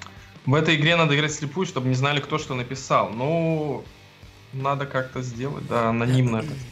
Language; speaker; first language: Russian; native; Russian